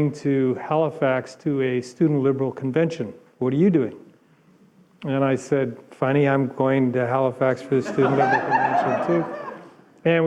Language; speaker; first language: English; native; English